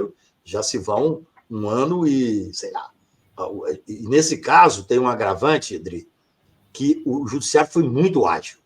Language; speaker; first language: Portuguese; native; Portuguese